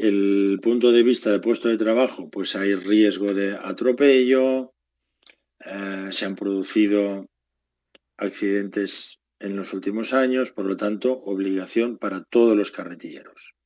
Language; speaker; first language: Spanish; native; Spanish